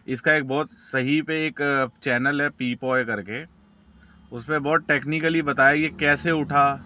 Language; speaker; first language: Hindi; non-native, local second language; Punjabi